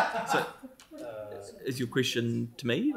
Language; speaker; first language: English; native; English